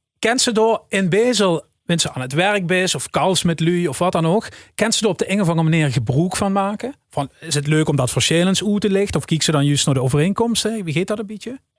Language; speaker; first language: Dutch; native; Dutch